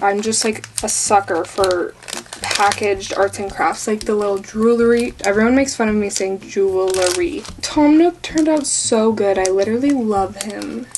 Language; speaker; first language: English; native; English